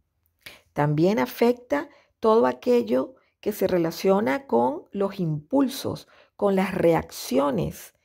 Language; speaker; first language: Spanish; native; Spanish